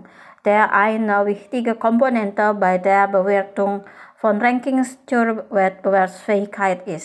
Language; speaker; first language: German; non-native, fluent; Indonesian